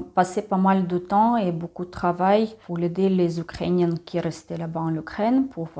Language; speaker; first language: French; non-native, learner; Ukrainian